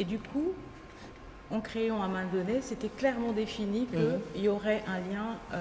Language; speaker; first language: French; native; French